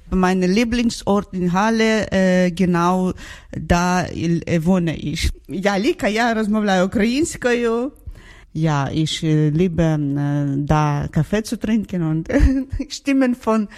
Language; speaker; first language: German; non-native, learner; Ukrainian